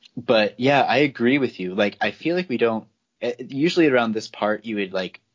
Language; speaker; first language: English; native; English